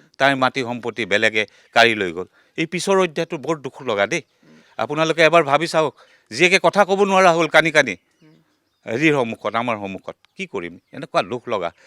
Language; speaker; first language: Assamese; native; Assamese